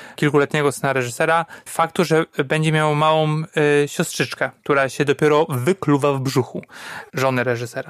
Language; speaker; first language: Polish; native; Polish